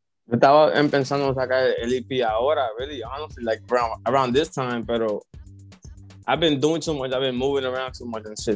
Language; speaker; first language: English; early bilingual, other home language; Spanish